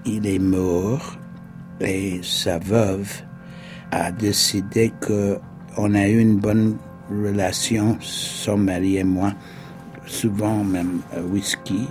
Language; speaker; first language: French; non-native, fluent; English